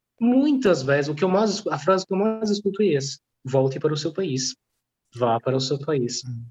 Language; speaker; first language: Portuguese; non-native, fluent; Polish